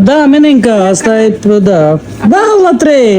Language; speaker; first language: Romanian; non-native, learner; Bangla